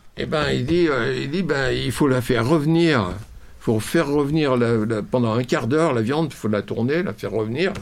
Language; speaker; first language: French; native; French